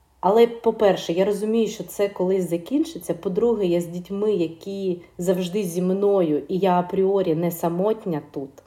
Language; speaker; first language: Ukrainian; non-native, local second language; Russian